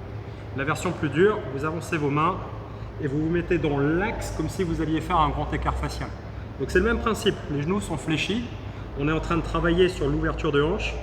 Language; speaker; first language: French; native; French